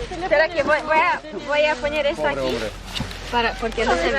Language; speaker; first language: Spanish; native; Spanish